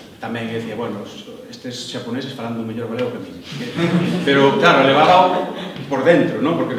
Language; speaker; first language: Galician; non-native, local second language; Spanish